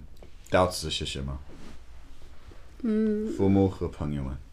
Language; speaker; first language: Chinese; non-native, learner; English